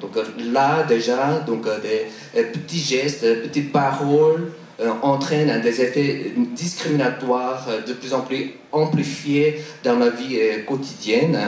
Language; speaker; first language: French; non-native, fluent; Korean